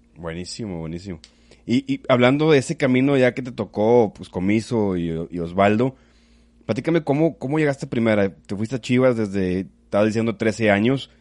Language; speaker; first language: Spanish; native; Spanish